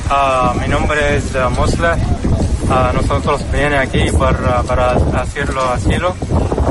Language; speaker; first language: Spanish; non-native, learner; Arabic